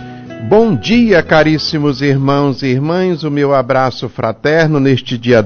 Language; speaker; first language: Portuguese; native; Portuguese